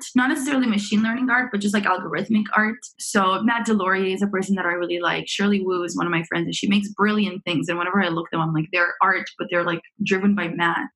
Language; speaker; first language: English; early bilingual, other home language; Romanian